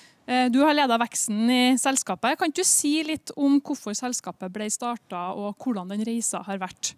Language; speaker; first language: Norwegian; native; Norwegian